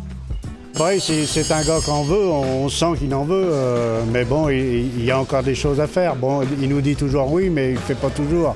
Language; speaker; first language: French; native; French